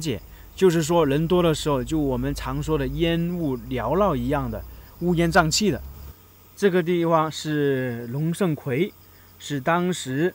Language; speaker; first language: Chinese; native; Chinese